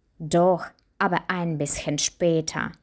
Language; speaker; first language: German; non-native, fluent; Ukrainian